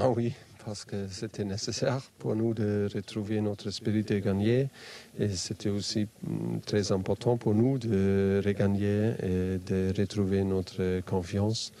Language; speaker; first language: French; non-native, fluent; German